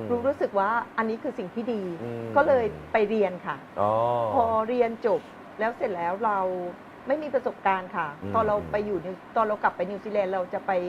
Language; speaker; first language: Thai; native; Thai